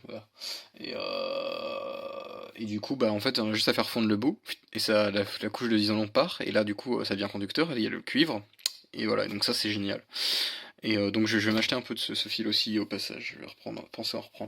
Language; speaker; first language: French; native; French